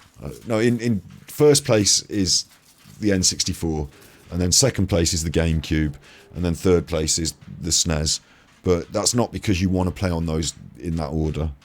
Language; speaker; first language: English; native; English